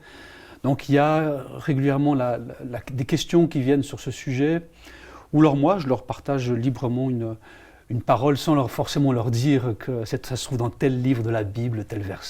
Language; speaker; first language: French; native; French